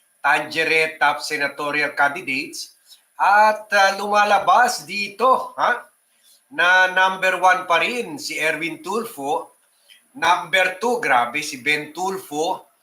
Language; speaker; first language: Filipino; native; Filipino